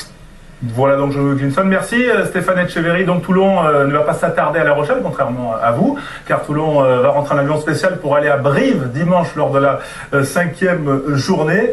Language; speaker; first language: French; native; French